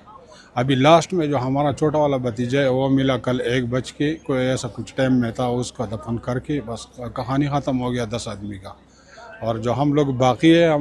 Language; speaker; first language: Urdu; non-native, fluent; Pashto